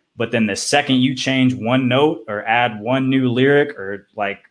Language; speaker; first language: English; native; English